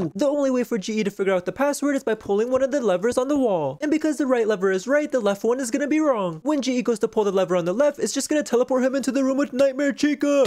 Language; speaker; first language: English; native; English